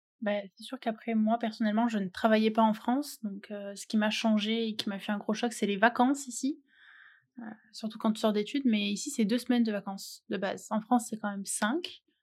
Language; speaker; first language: French; native; French